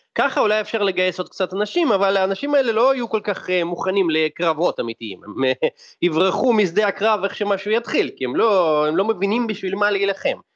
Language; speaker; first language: Hebrew; non-native, fluent; Russian